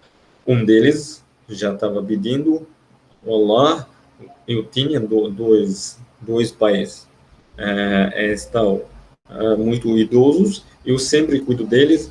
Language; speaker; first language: Portuguese; non-native, fluent; Arabic